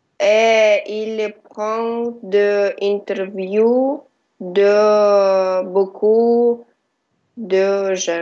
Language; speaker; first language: French; non-native, learner; Russian